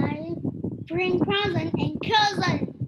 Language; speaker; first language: English; non-native, learner; Vietnamese